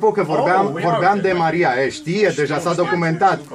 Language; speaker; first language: Romanian; native; Romanian